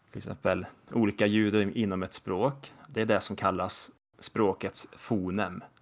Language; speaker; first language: Swedish; native; Swedish